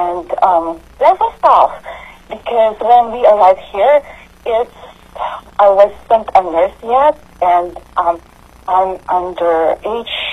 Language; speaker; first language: English; non-native, local second language; Filipino